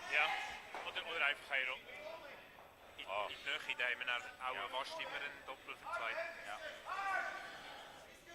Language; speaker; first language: German; native; German